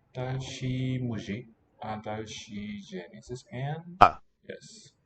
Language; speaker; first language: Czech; non-native, learner; English